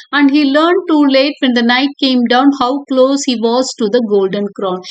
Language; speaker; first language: English; non-native, local second language; Tamil